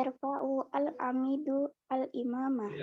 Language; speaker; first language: Arabic; non-native, learner; Indonesian